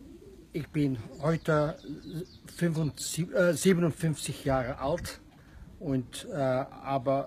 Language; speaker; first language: German; non-native, learner; Dutch